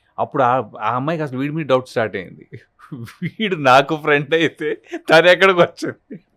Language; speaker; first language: Telugu; native; Telugu